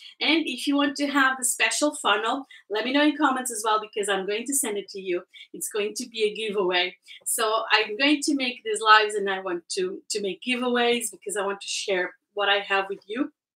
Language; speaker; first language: English; non-native, fluent; Portuguese